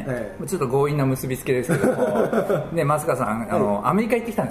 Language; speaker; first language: Japanese; native; Japanese